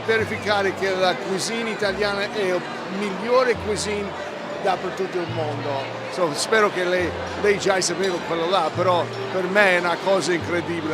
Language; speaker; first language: Italian; early bilingual, heritage; Italian